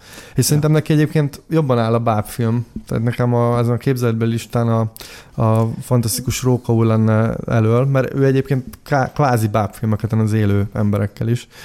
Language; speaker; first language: Hungarian; native; Hungarian